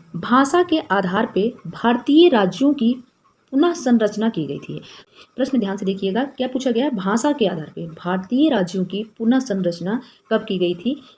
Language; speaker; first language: Hindi; native; Hindi